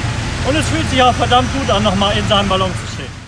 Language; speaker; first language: German; native; German